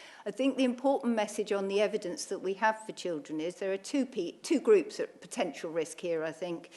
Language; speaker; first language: English; native; English